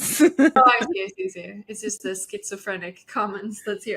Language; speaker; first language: English; non-native, fluent; Swedish